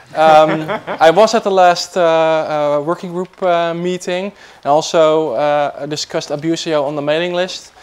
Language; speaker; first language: English; non-native, fluent; Dutch